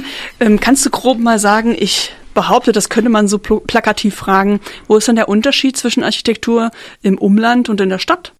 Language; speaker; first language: German; native; German